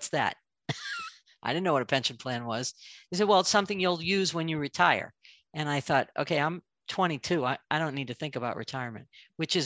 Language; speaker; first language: English; native; English